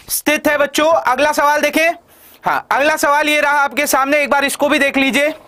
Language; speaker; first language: Hindi; native; Hindi